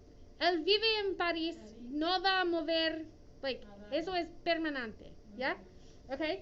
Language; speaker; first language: Spanish; non-native, fluent; English